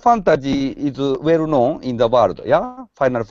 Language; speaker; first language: English; non-native, learner; Japanese